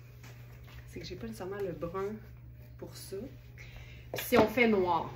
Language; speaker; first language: French; native; French